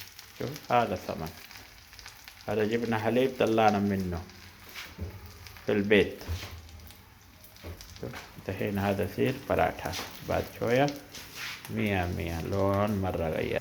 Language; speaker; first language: Arabic; non-native, learner; Urdu